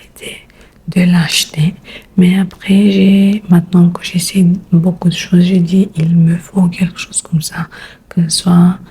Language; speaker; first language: French; non-native, learner; Spanish